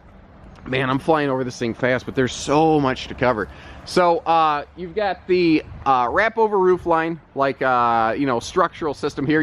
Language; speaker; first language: English; native; English